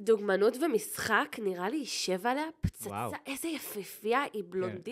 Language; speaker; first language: Hebrew; native; Hebrew